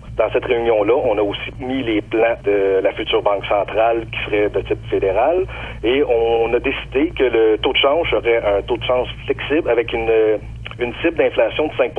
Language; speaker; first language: French; native; French